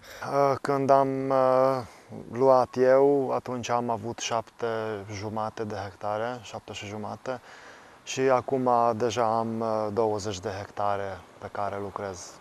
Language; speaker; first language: Romanian; non-native, local second language; Hungarian